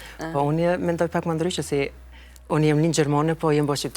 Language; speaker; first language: Albanian; non-native, fluent; German